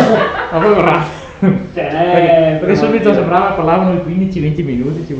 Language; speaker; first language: Italian; native; Italian